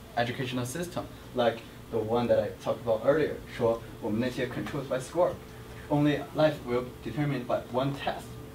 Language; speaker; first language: English; non-native, fluent; Chinese